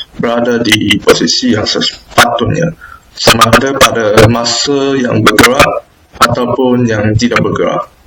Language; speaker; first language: Malay; non-native, local second language; Chinese